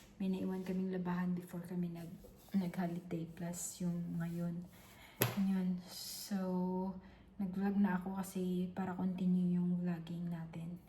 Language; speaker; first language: Filipino; native; Filipino